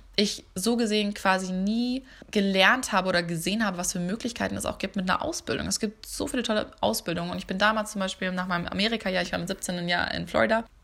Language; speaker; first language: German; native; German